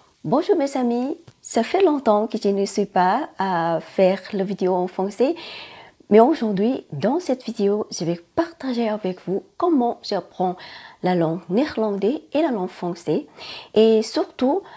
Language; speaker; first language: French; non-native, learner; Thai